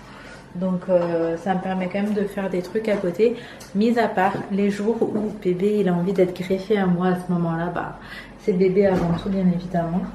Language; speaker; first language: French; native; French